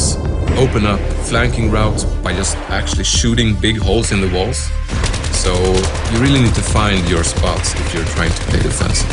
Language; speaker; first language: English; non-native, fluent; Swedish